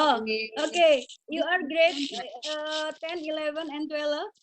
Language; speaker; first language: English; non-native, learner; Indonesian